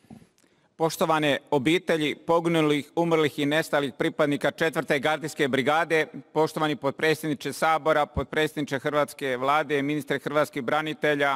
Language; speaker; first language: Bosnian; native; Bosnian